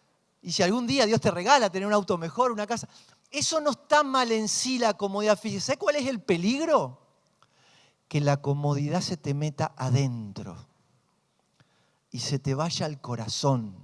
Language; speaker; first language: Spanish; native; Spanish